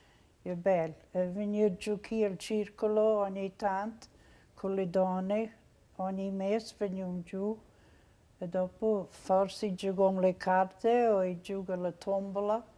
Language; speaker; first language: Italian; early bilingual, heritage; Italian